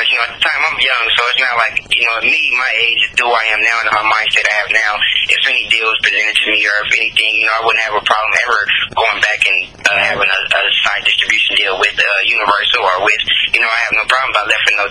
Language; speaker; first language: English; native; English